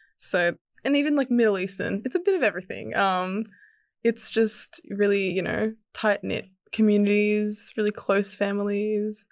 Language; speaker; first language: English; early bilingual, other home language; Serbian